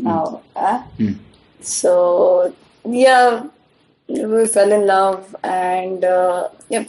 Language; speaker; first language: English; non-native, local second language; Marathi